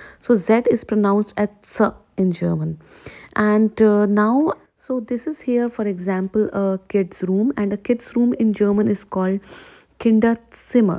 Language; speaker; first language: English; non-native, local second language; Hindi